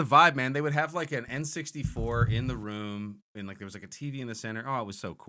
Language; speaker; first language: English; native; English